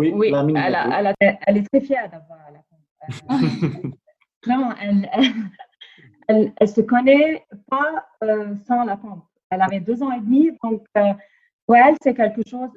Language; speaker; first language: French; non-native, fluent; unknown